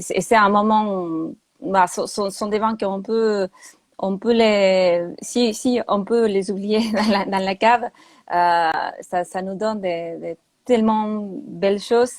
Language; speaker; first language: French; non-native, fluent; Spanish